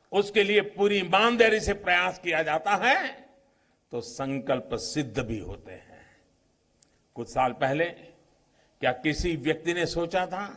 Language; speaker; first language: Hindi; non-native, local second language; Gujarati